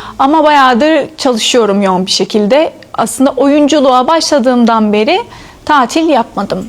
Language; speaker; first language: Turkish; non-native, fluent; Arabic